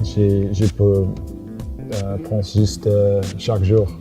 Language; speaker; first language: French; non-native, fluent; English